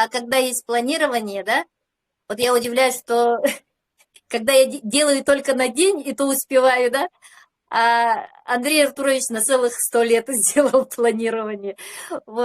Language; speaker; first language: Russian; native; Russian